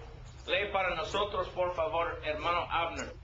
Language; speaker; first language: Spanish; non-native, learner; English